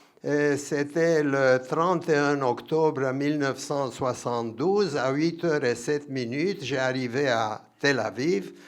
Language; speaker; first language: French; non-native, fluent; Romanian